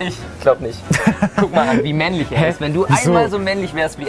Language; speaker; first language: German; native; German